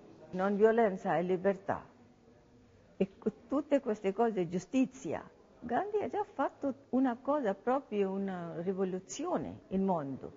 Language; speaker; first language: Italian; non-native, learner; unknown